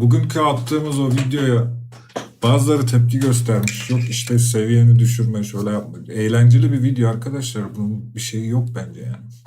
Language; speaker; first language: Turkish; native; Turkish